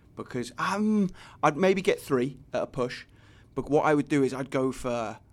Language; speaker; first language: English; native; English